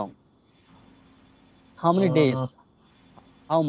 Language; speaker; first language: English; non-native, learner; Hindi